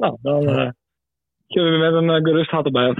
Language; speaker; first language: Dutch; native; Dutch